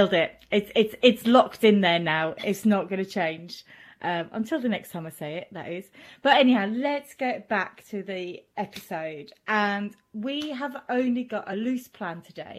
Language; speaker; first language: English; non-native, fluent; German